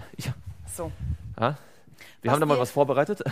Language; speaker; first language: German; native; German